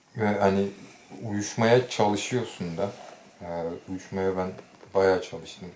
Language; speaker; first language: Turkish; native; Turkish